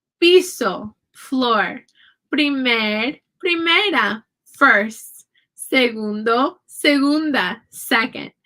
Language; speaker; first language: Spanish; non-native, fluent; English